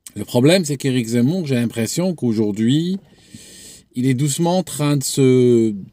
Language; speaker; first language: French; non-native, local second language; Arabic